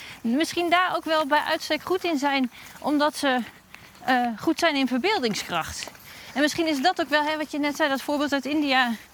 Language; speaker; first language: Dutch; native; Dutch